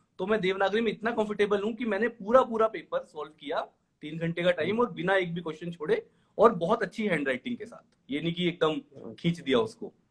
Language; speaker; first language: Hindi; native; Hindi